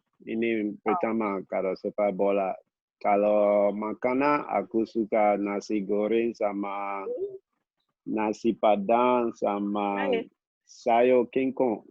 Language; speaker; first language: Indonesian; non-native, local second language; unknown